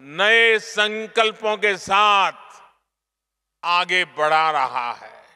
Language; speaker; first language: Hindi; non-native, local second language; Gujarati